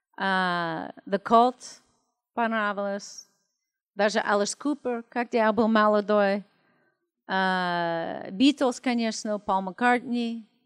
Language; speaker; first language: Russian; non-native, learner; English